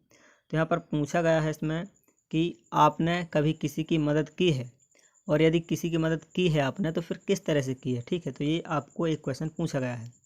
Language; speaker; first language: Hindi; native; Hindi